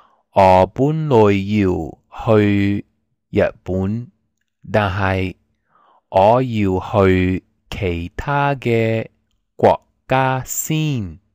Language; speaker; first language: Cantonese; non-native, fluent; English